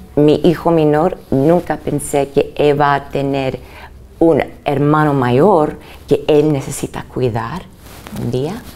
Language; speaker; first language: Spanish; early bilingual, other home language; English